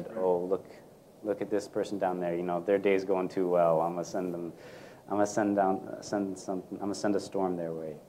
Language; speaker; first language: English; native; English